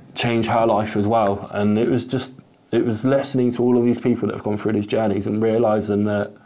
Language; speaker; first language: English; native; English